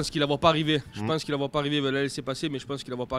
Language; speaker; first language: French; native; French